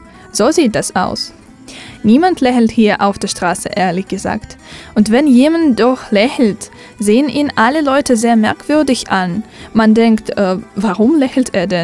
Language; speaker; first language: German; non-native, fluent; Russian